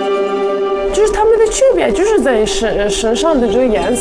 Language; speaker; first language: Chinese; non-native, fluent; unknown